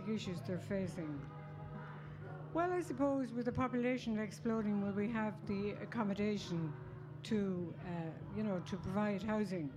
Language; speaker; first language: English; native; English